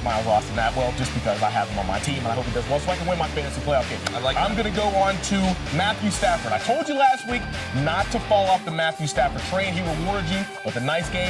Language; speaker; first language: English; native; English